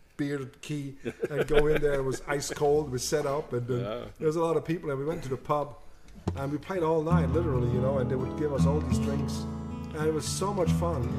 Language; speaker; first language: English; non-native, fluent; German